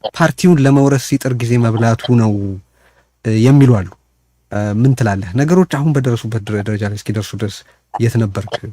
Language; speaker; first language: Amharic; native; Amharic